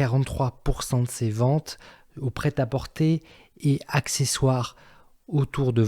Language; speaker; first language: French; native; French